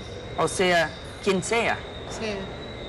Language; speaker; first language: Spanish; non-native, fluent; English